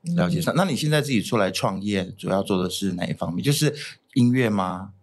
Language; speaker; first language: Chinese; non-native, local second language; Cantonese